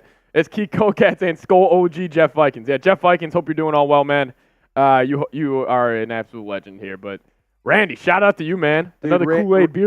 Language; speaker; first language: English; native; English